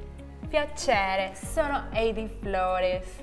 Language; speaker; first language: Italian; non-native, learner; Spanish